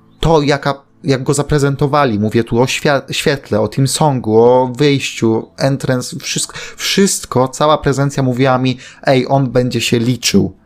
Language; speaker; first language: Polish; native; Polish